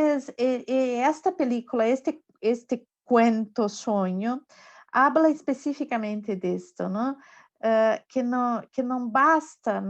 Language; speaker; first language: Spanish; non-native, learner; Portuguese